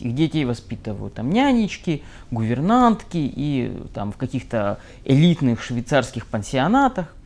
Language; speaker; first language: Russian; native; Russian